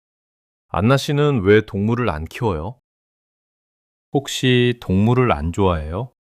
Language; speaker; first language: Korean; early bilingual, heritage; English